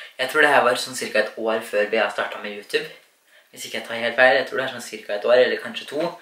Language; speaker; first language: Norwegian; native; Norwegian